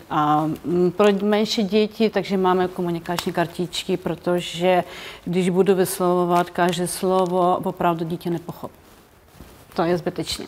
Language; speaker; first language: Czech; non-native, fluent; Ukrainian